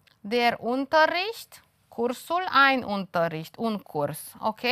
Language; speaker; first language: German; non-native, fluent; Romanian